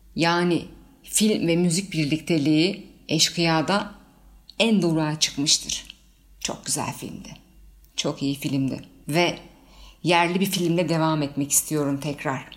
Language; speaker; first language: Turkish; native; Turkish